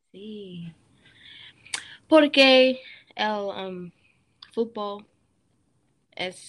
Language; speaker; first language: Spanish; non-native, learner; English